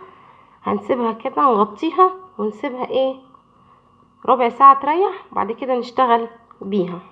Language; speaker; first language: Arabic; native; Arabic